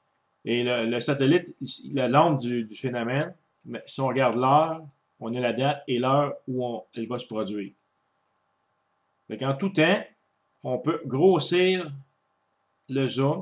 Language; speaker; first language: French; native; French